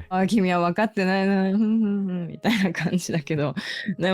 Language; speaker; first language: Japanese; native; Japanese